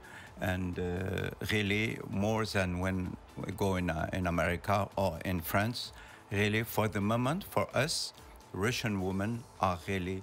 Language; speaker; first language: English; non-native, learner; French